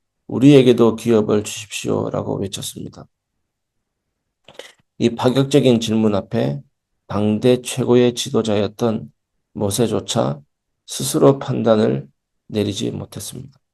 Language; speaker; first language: Korean; native; Korean